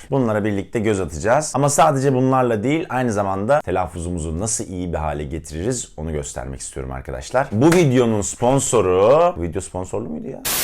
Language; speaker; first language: Turkish; native; Turkish